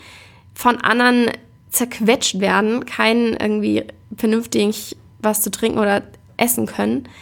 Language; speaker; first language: German; native; German